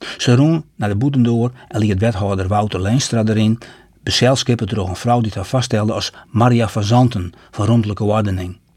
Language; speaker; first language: Dutch; native; Dutch